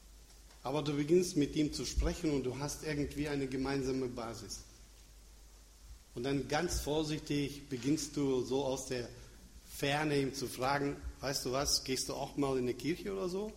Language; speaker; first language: German; non-native, fluent; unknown